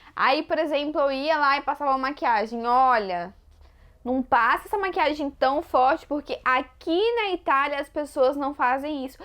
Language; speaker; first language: Portuguese; native; Portuguese